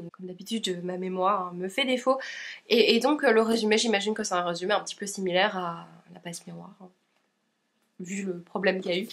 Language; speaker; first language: French; native; French